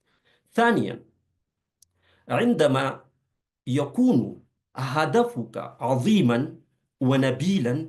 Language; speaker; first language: Arabic; non-native, fluent; Urdu